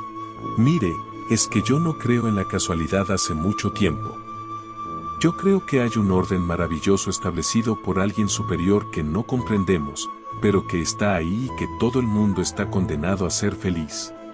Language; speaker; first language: Spanish; native; Spanish